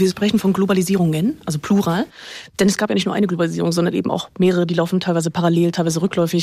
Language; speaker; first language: German; native; German